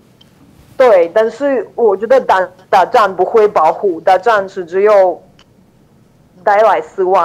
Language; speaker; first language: Chinese; non-native, fluent; Ukrainian